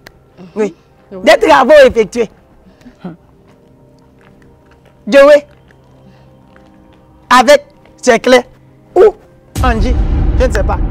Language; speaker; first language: French; non-native, local second language; Haitian Creole